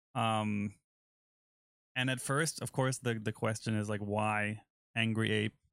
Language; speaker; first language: English; non-native, fluent; German